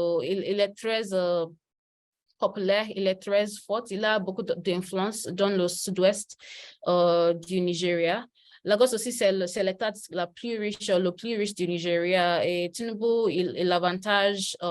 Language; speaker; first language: French; non-native, learner; Yoruba